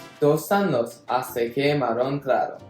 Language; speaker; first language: Spanish; non-native, learner; English